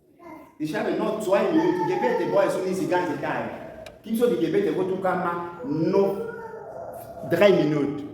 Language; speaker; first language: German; non-native, learner; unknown